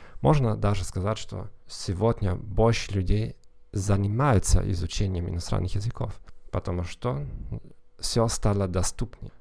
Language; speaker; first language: Russian; non-native, fluent; German